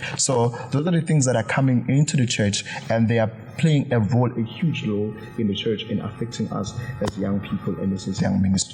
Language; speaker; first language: English; non-native, local second language; Zulu